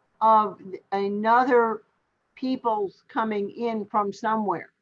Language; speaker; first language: English; native; English